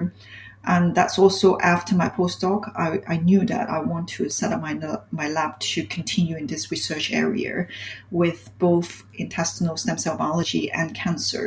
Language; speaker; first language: English; non-native, local second language; Cantonese